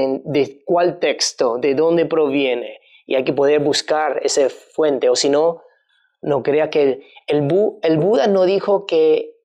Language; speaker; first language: Spanish; non-native, fluent; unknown